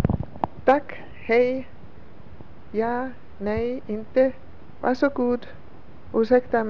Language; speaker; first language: Swedish; non-native, learner; English